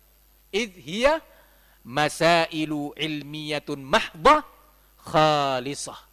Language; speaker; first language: Arabic; non-native, fluent; Indonesian